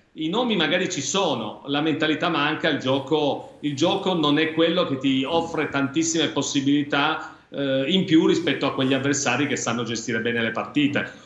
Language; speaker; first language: Italian; native; Italian